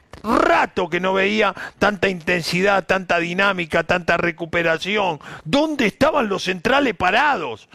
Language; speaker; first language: Spanish; native; Spanish